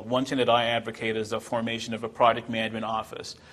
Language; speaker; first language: English; non-native, local second language; Yoruba